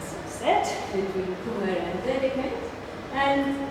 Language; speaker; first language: English; non-native, fluent; Turkish